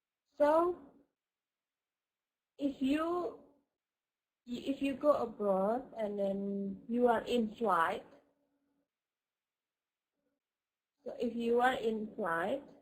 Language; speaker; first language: English; non-native, fluent; Indonesian